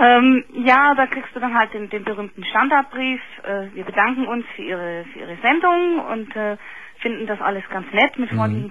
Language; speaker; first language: German; native; German